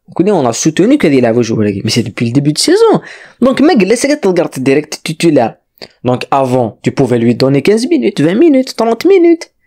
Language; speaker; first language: French; non-native, local second language; Kabyle